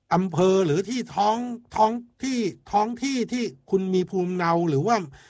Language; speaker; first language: Thai; native; Thai